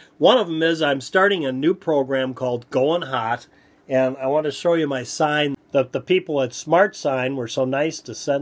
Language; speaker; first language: English; native; English